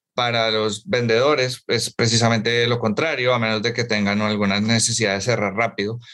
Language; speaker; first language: Spanish; native; Spanish